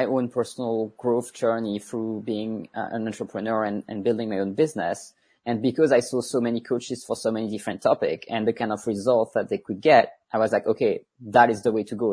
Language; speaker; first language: English; non-native, fluent; French